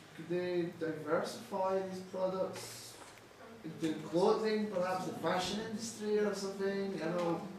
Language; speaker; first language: English; native; English